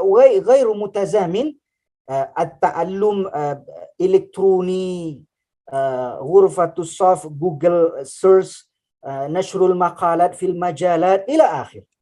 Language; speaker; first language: Arabic; non-native, fluent; Indonesian